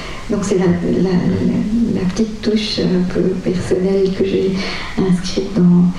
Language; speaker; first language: French; non-native, local second language; Morisyen